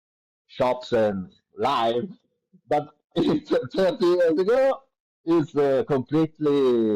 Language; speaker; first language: English; non-native, learner; Italian